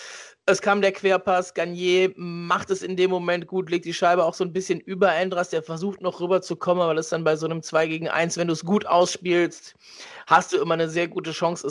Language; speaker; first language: German; native; German